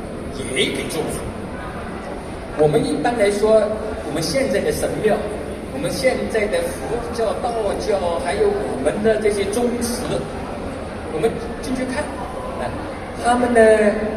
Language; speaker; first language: Chinese; native; Chinese